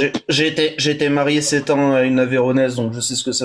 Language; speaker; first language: French; native; French